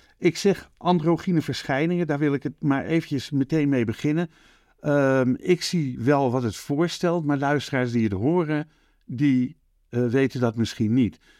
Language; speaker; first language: Dutch; native; Dutch